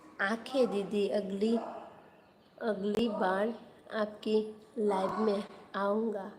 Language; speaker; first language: Hindi; non-native, local second language; Bangla